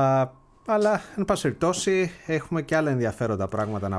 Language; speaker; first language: Greek; native; Greek